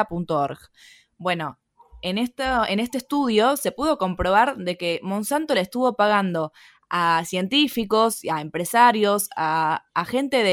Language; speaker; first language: Spanish; native; Spanish